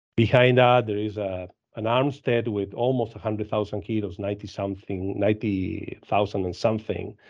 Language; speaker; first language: English; non-native, fluent; Spanish